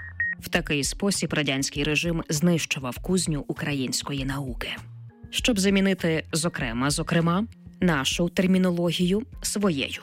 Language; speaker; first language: Ukrainian; native; Ukrainian